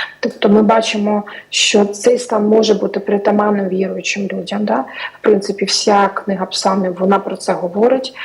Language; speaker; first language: Ukrainian; native; Ukrainian